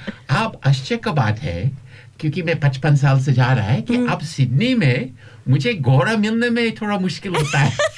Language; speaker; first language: Hindi; non-native, learner; English